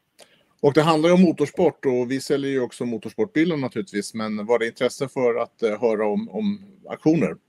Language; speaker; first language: Swedish; native; Swedish